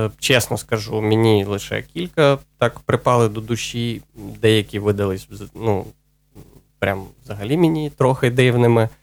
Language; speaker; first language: Ukrainian; native; Ukrainian